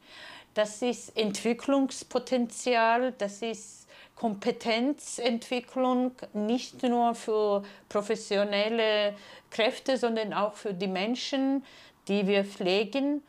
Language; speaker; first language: German; non-native, fluent; Georgian